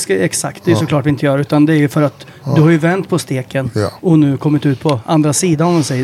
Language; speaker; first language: Swedish; native; Swedish